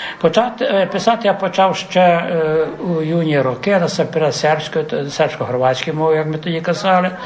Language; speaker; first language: Ukrainian; early bilingual, heritage; Ukrainian